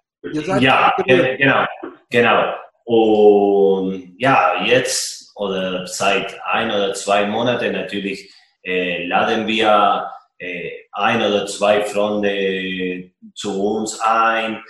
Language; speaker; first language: German; non-native, fluent; Spanish